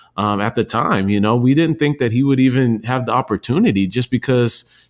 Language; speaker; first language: English; native; English